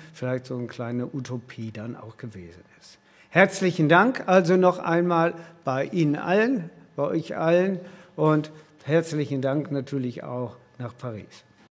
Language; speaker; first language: German; native; German